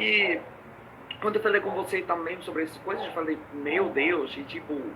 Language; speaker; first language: Portuguese; non-native, fluent; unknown